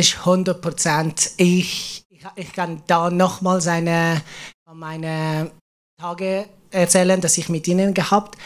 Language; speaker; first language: German; non-native, learner; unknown